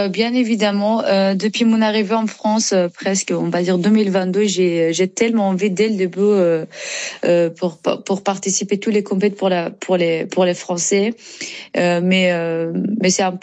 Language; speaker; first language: French; non-native, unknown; Persian